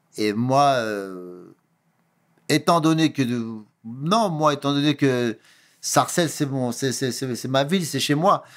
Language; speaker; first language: French; early bilingual, other home language; Kabuverdianu